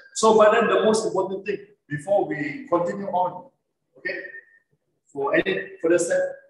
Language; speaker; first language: English; non-native, local second language; Malay